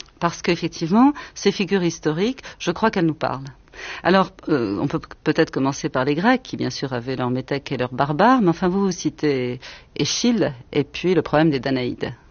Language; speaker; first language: French; native; French